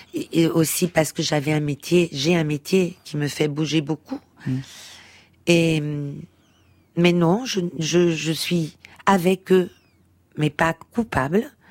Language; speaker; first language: French; early bilingual, other home language; Portuguese